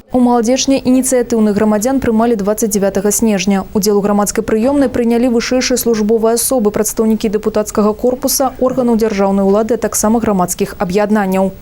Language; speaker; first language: Belarusian; native; Belarusian